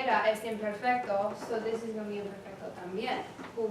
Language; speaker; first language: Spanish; non-native, fluent; English